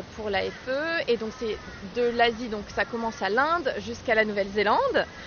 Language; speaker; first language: French; native; French